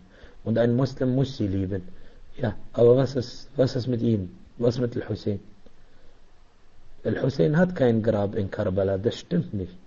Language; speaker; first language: German; non-native, fluent; Arabic